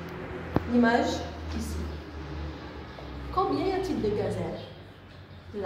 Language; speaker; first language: French; non-native, local second language; Arabic